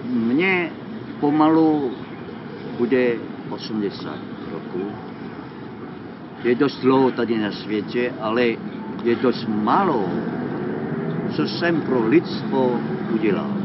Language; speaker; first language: Czech; non-native, fluent; Indonesian